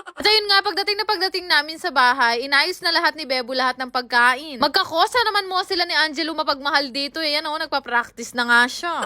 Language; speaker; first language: Filipino; native; Filipino